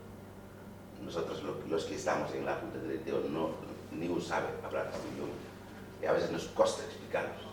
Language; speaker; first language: Spanish; non-native, fluent; Wolof